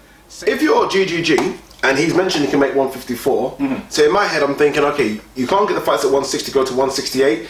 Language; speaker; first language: English; native; English